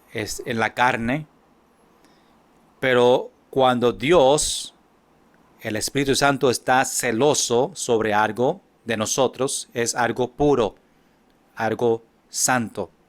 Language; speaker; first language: Spanish; non-native, fluent; English